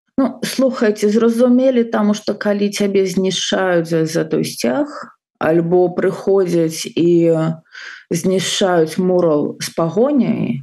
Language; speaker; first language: Belarusian; non-native, local second language; Russian